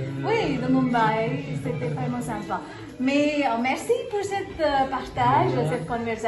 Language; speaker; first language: French; non-native, learner; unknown